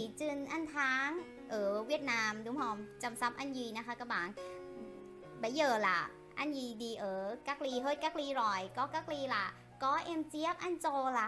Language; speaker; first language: Vietnamese; non-native, learner; Thai